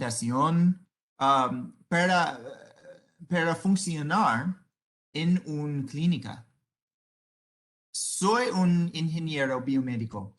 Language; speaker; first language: Spanish; non-native, learner; English